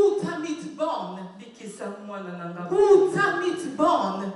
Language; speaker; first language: Swedish; non-native, fluent; Lingala